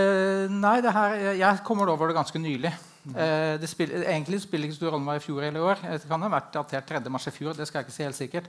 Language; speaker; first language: Norwegian; native; Norwegian